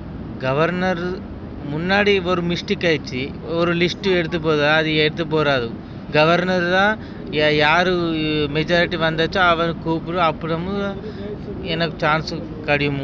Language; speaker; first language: Tamil; non-native, learner; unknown